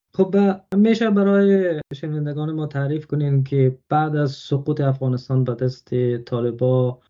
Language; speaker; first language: Persian; native; Persian